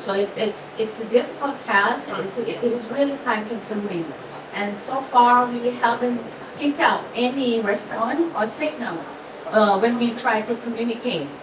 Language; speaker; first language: English; non-native, fluent; Thai